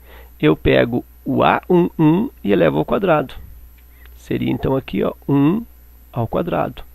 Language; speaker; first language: Portuguese; native; Portuguese